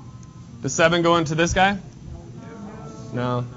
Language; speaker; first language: English; native; English